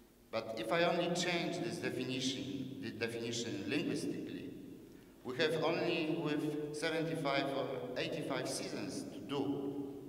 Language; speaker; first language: English; non-native, learner; Polish